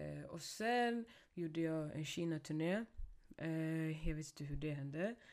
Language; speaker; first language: Swedish; early bilingual, other home language; Somali